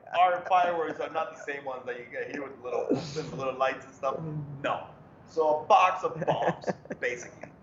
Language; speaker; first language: English; early bilingual, other home language; Spanish